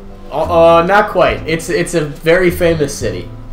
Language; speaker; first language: English; native; English